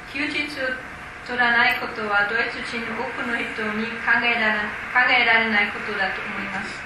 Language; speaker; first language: Japanese; non-native, fluent; German